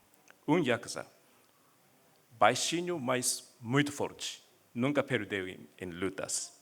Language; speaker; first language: Portuguese; non-native, learner; Japanese